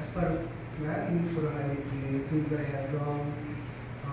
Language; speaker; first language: English; non-native, fluent; Spanish